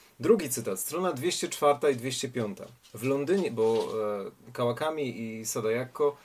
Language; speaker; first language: Polish; native; Polish